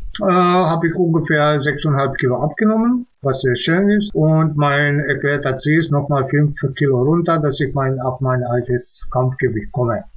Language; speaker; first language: German; non-native, fluent; Czech